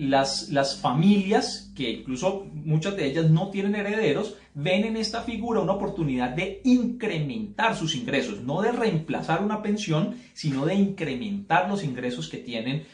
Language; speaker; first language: Spanish; native; Spanish